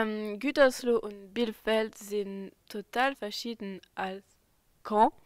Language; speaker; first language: German; non-native, fluent; French